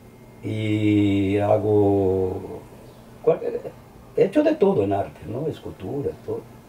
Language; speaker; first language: Spanish; early bilingual, heritage; Spanish